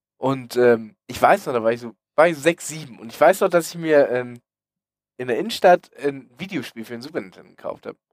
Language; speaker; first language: German; native; German